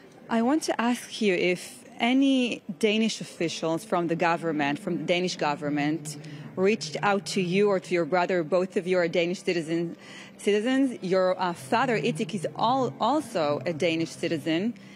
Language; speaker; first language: English; non-native, fluent; Hebrew